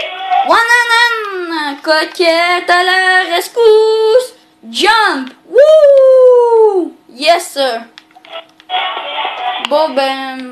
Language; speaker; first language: French; native; French